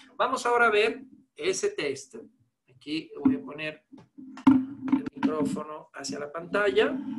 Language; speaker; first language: Spanish; non-native, fluent; Italian